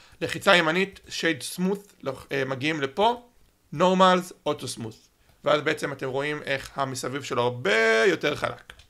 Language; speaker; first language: Hebrew; native; Hebrew